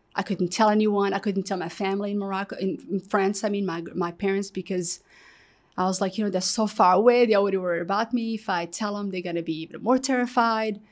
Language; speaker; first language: English; early bilingual, other home language; Arabic